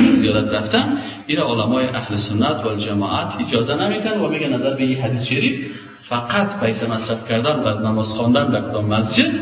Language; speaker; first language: Persian; native; Persian